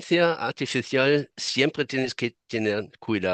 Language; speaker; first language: Spanish; non-native, fluent; German